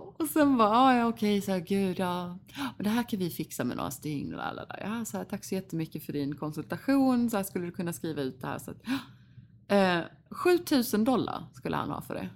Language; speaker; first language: Swedish; native; Swedish